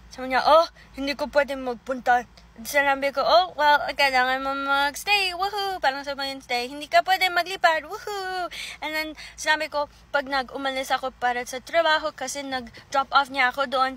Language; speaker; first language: Filipino; early bilingual, heritage; English